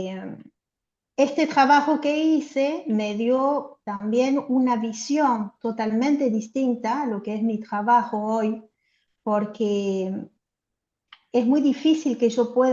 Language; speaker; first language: Spanish; non-native, fluent; French